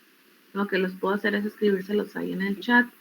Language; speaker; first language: Spanish; native; Spanish